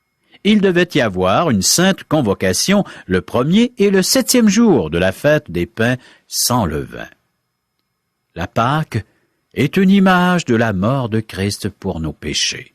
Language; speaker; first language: French; native; French